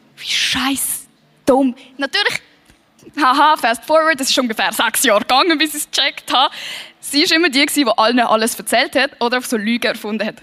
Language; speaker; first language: German; early bilingual, other home language; Swiss German